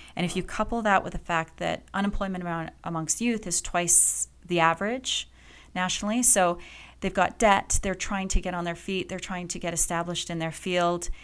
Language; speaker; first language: English; native; English